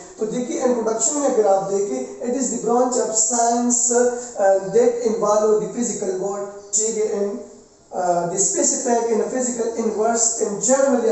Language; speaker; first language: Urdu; non-native, local second language; Pashto